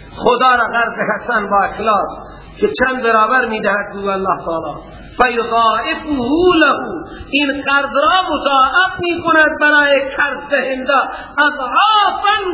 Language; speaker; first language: Persian; non-native, local second language; Baluchi